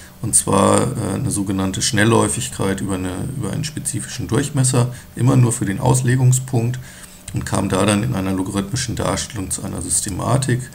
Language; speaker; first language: German; native; German